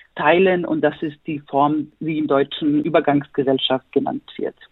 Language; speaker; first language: German; non-native, fluent; Bosnian